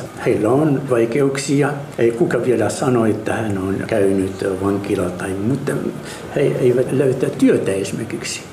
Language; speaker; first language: Finnish; non-native, fluent; Arabic